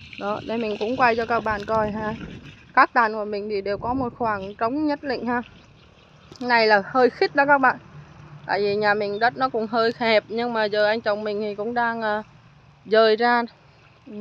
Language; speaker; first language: Vietnamese; native; Vietnamese